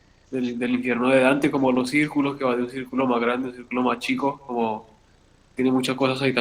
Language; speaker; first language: Spanish; native; Spanish